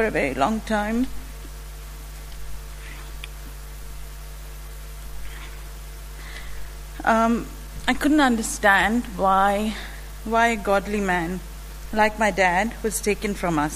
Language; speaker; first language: English; non-native, local second language; Malayalam